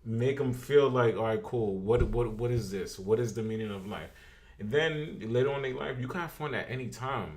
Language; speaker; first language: English; native; English